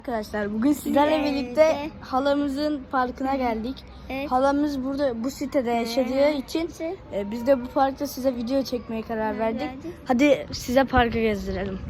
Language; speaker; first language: Turkish; native; Turkish